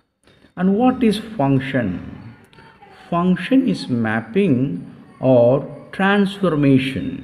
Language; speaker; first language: English; non-native, local second language; Tamil